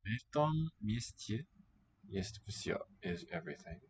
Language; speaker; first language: Russian; non-native, learner; English